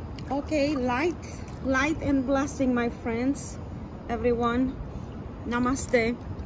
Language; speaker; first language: English; non-native, fluent; Romanian